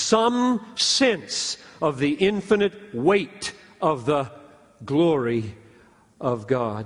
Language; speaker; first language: English; native; English